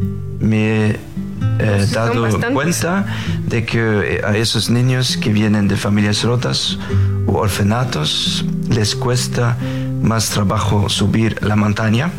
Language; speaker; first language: Spanish; non-native, fluent; Faroese